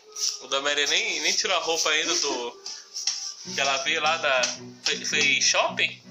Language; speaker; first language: Portuguese; native; Portuguese